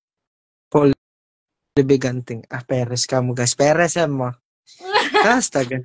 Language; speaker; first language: Indonesian; non-native, learner; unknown